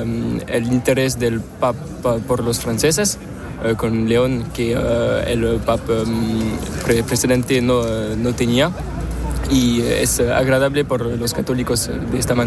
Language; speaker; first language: Spanish; non-native, learner; French